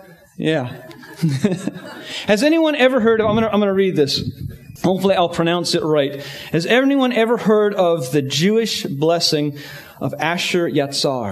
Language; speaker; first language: English; native; English